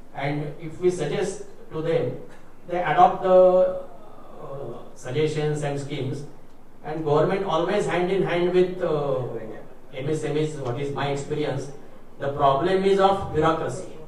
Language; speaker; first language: English; non-native, local second language; Marathi